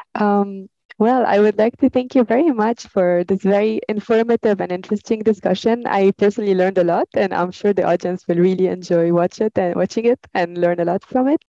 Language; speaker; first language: English; non-native, fluent; Arabic